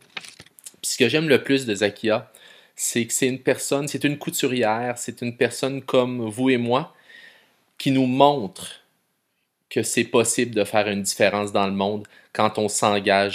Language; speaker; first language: French; native; French